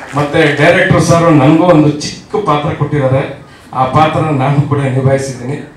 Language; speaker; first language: Kannada; native; Kannada